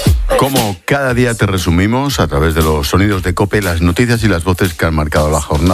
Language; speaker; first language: Spanish; native; Spanish